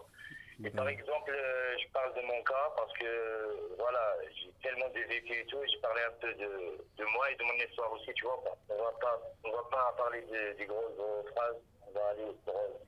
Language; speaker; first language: French; non-native, local second language; Arabic